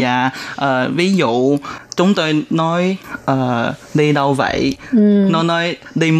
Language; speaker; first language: Vietnamese; non-native, learner; Chinese